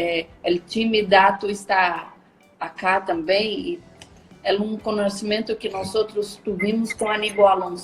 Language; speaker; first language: Spanish; non-native, learner; Portuguese